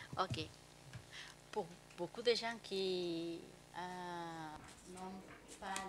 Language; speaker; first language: French; non-native, fluent; Spanish